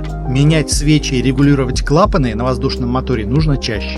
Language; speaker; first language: Russian; native; Russian